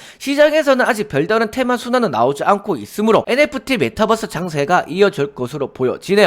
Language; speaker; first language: Korean; native; Korean